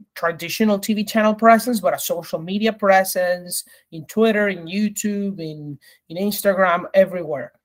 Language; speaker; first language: English; early bilingual, other home language; Spanish